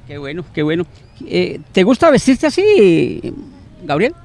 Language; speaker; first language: Spanish; native; Spanish